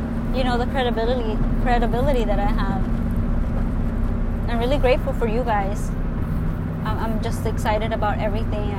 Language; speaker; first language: English; early bilingual, other home language; Spanish